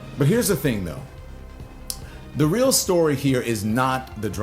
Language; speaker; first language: English; native; English